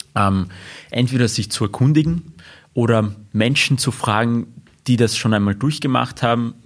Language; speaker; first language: German; early bilingual, other home language; Armenian